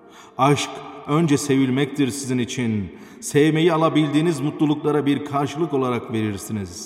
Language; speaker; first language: Turkish; native; Turkish